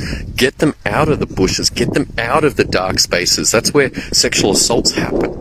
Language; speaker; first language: English; native; English